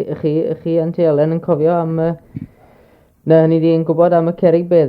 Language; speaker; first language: Welsh; native; Welsh